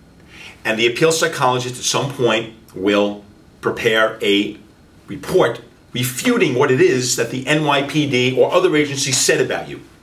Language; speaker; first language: English; native; English